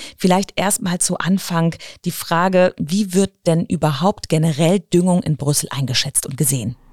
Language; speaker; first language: German; native; German